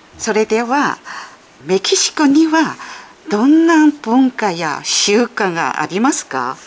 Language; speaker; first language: Japanese; native; Japanese